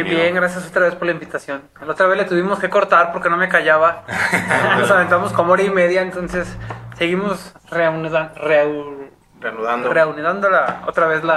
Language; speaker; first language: Spanish; native; Spanish